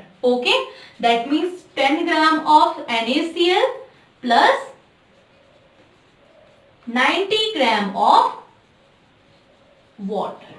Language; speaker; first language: English; non-native, local second language; Hindi